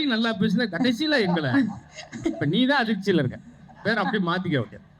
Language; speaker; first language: Tamil; native; Tamil